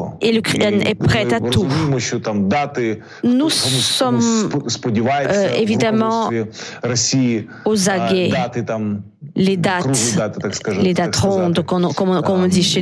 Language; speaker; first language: French; non-native, fluent; Ukrainian